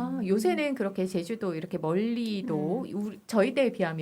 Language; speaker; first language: Korean; native; Korean